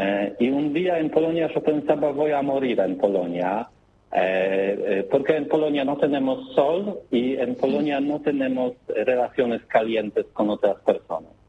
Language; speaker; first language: Spanish; non-native, learner; Polish